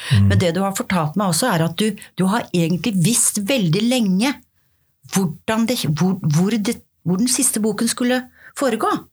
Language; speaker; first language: Norwegian; native; Norwegian